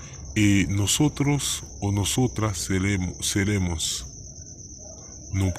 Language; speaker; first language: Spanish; non-native, fluent; Haitian Creole